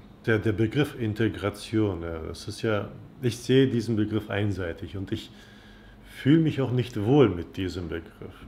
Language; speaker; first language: German; non-native, fluent; Turkish